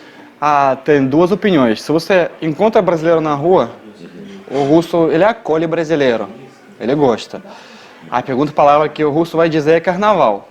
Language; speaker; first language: Portuguese; non-native, fluent; Russian